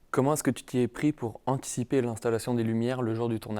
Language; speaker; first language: French; native; French